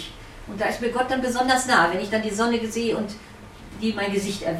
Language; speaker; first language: German; native; German